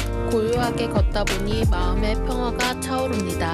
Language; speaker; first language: Korean; native; Korean